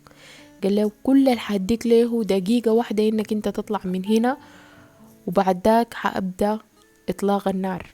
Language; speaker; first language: Arabic; native; Arabic